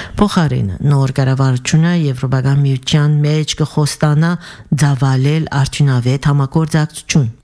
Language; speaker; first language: Armenian; early bilingual, heritage; Armenian